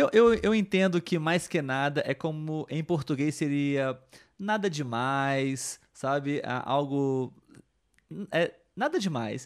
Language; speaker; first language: Portuguese; non-native, learner; Spanish